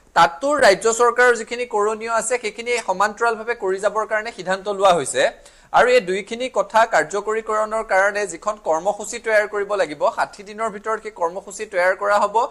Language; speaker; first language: Assamese; native; Assamese